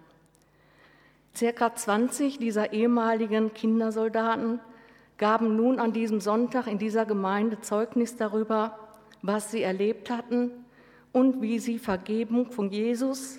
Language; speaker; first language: German; native; German